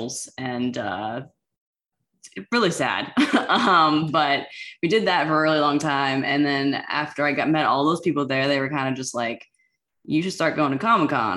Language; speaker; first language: English; native; English